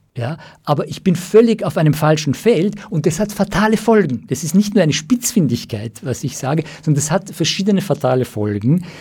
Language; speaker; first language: German; early bilingual, other home language; Persian